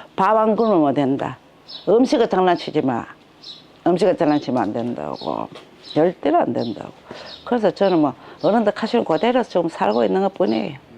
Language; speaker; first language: Korean; native; Korean